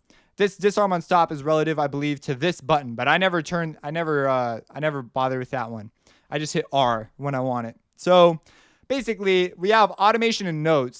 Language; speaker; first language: English; native; English